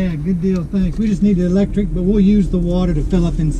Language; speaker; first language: English; native; English